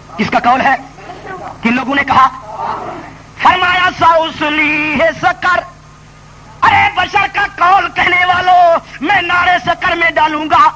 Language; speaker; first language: Urdu; non-native, local second language; Punjabi